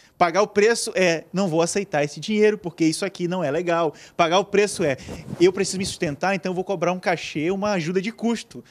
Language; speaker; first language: Portuguese; native; Portuguese